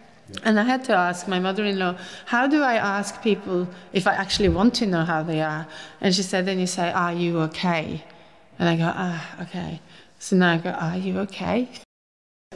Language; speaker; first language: English; non-native, fluent; Norwegian